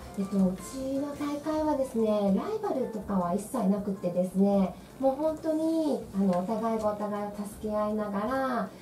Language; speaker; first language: Japanese; native; Japanese